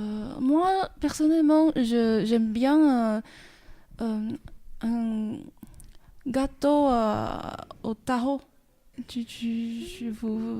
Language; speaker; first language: French; non-native, fluent; Chinese